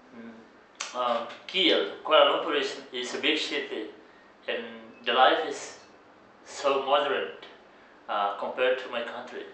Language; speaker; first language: English; non-native, learner; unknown